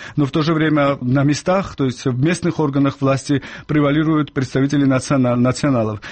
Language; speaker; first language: Russian; non-native, local second language; Georgian